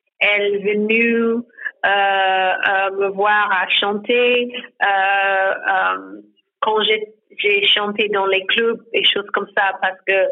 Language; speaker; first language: French; non-native, learner; English